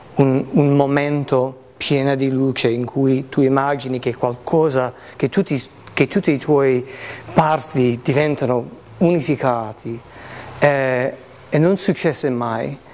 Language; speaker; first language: Italian; non-native, fluent; English